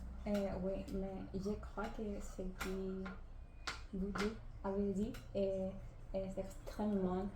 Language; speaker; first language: French; non-native, learner; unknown